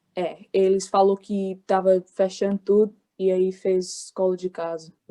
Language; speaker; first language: Portuguese; early bilingual, heritage; Portuguese